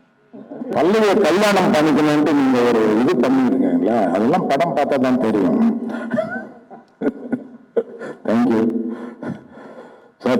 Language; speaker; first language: Tamil; non-native, local second language; Telugu